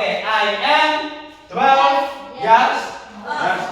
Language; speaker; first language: English; non-native, learner; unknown